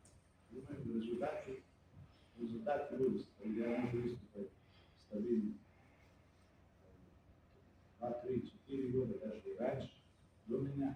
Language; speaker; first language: Russian; non-native, fluent; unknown